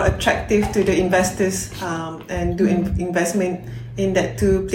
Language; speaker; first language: English; non-native, local second language; Malay